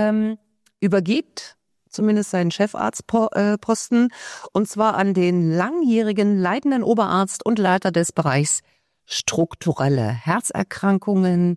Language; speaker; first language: German; native; German